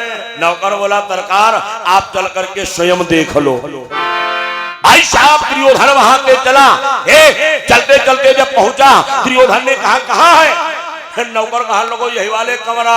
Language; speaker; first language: Hindi; native; Hindi